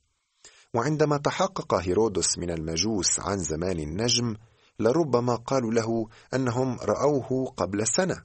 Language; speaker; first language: Arabic; native; Arabic